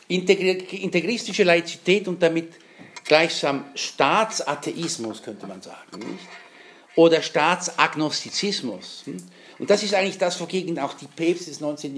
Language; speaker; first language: German; native; German